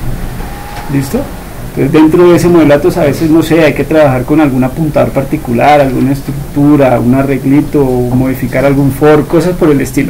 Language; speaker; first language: Spanish; native; Spanish